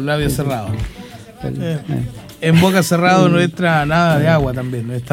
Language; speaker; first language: Spanish; native; Spanish